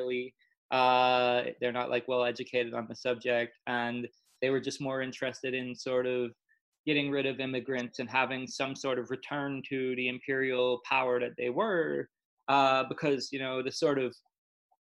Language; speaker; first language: English; native; English